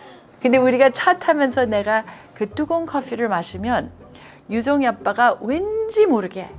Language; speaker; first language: Korean; early bilingual, heritage; Korean